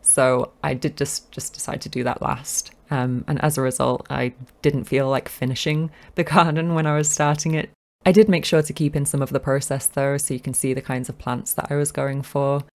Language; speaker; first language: English; native; English